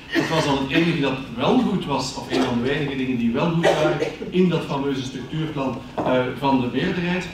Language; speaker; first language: Dutch; native; Dutch